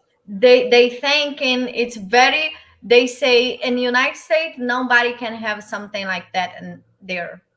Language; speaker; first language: English; non-native, learner; Portuguese